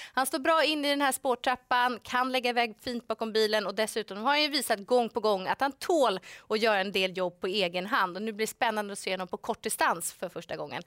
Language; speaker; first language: Swedish; native; Swedish